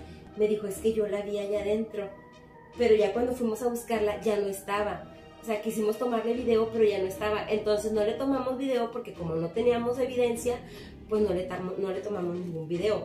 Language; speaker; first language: Spanish; native; Spanish